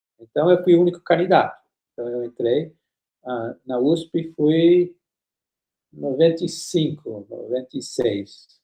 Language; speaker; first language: Portuguese; non-native, fluent; English